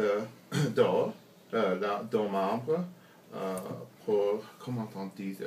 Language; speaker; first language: French; non-native, learner; English